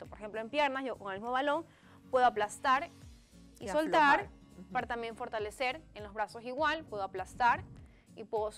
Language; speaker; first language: Spanish; native; Spanish